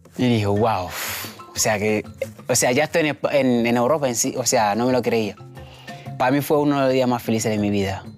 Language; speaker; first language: Spanish; non-native, fluent; Mandingo